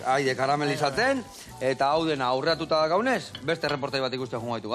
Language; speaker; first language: Basque; native; Basque